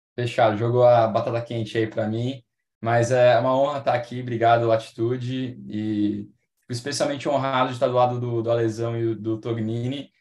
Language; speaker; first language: Portuguese; native; Portuguese